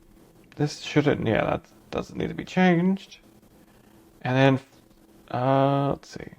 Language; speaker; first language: English; native; English